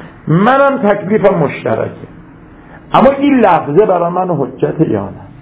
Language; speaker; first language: Persian; native; Persian